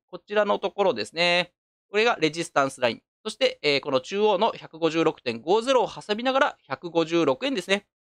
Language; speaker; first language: Japanese; native; Japanese